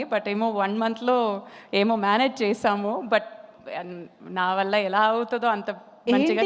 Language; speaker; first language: Telugu; non-native, fluent; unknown